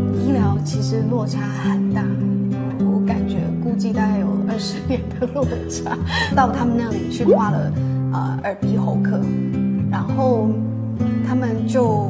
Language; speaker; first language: Chinese; native; Chinese